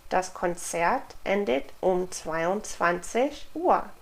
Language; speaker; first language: German; non-native, fluent; English